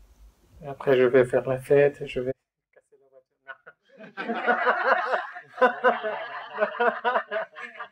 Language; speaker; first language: French; non-native, fluent; Spanish